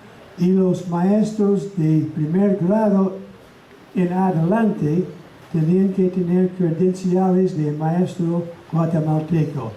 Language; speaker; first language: Spanish; non-native, fluent; English